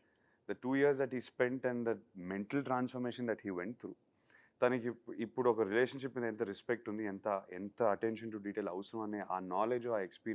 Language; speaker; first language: Telugu; native; Telugu